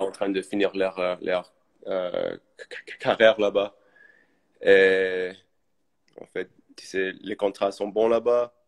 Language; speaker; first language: French; early bilingual, heritage; English